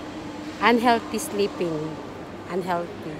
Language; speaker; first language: English; non-native, local second language; Filipino